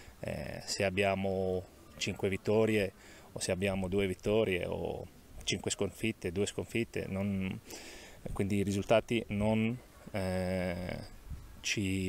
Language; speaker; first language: Italian; non-native, learner; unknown